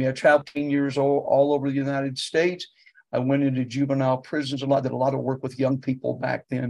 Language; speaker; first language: English; native; English